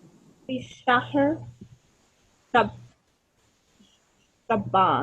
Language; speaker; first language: Arabic; non-native, learner; English